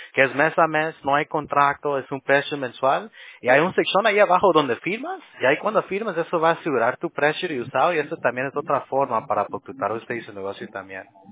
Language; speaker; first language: Spanish; non-native, learner; English